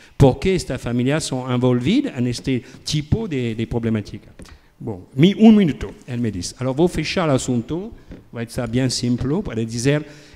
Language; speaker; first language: Portuguese; non-native, learner; French